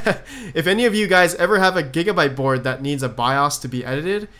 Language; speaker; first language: English; native; English